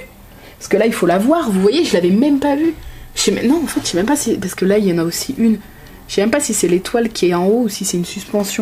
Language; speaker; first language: French; native; French